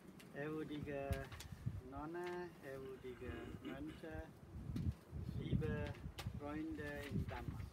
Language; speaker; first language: German; non-native, learner; Sinhala